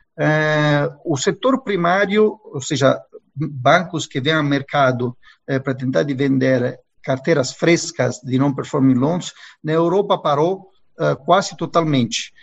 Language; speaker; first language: Portuguese; non-native, fluent; Italian